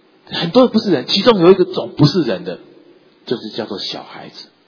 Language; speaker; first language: Chinese; native; Chinese